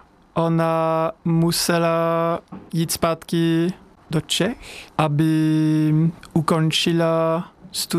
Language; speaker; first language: Czech; non-native, learner; French